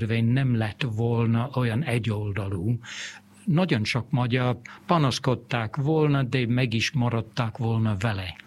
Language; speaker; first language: Hungarian; non-native, fluent; English